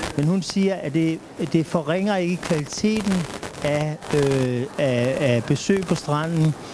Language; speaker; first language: Danish; native; Danish